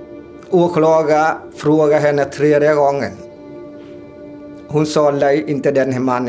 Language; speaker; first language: Swedish; non-native, learner; Vietnamese